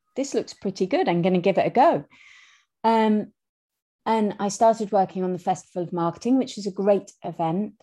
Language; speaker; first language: English; native; English